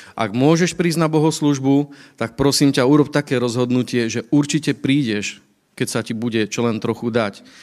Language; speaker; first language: Slovak; native; Slovak